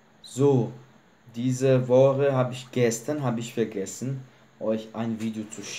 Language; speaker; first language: German; non-native, fluent; Portuguese